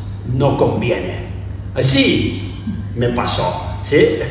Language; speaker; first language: Spanish; non-native, learner; Tibetan